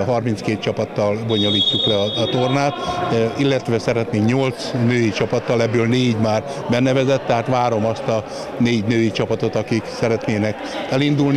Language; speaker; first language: Hungarian; native; Hungarian